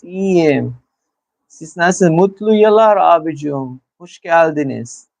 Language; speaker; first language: Turkish; non-native, learner; Filipino